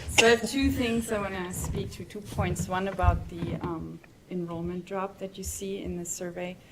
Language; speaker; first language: English; non-native, fluent; German